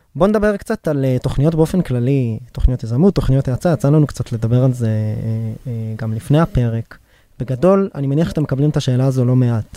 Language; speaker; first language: Hebrew; native; Hebrew